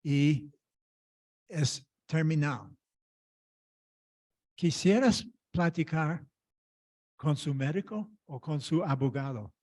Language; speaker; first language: Spanish; non-native, fluent; English